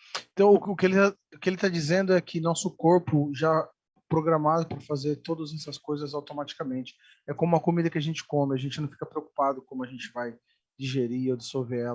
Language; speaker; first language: Portuguese; native; Portuguese